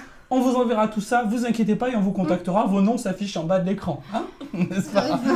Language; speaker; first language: French; native; French